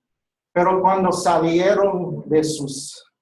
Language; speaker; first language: Spanish; non-native, fluent; English